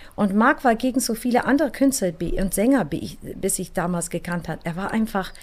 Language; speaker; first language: German; non-native, fluent; English